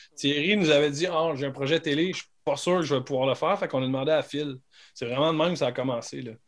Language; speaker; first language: French; native; French